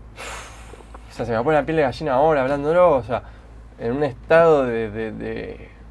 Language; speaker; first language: Spanish; native; Spanish